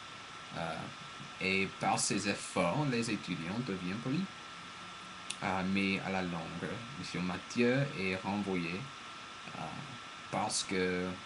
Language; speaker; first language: French; non-native, learner; English